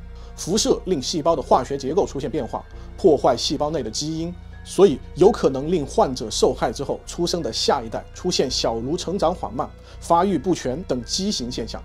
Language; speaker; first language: Chinese; native; Chinese